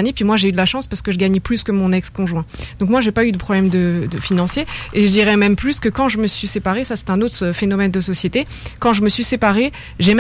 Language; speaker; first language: French; native; French